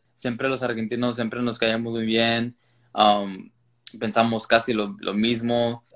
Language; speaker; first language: Spanish; early bilingual, heritage; Spanish